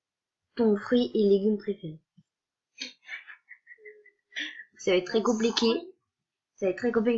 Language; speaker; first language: French; native; French